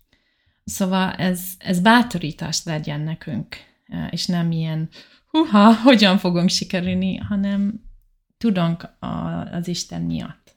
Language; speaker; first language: Hungarian; non-native, learner; English